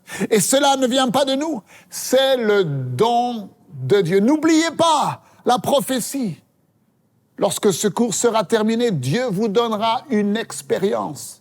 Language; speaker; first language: French; native; French